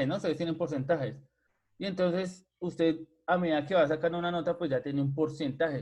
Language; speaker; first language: Spanish; native; Spanish